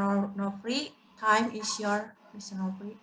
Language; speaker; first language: English; non-native, learner; Indonesian